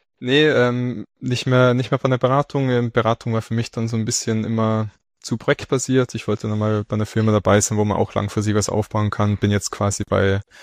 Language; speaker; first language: German; native; German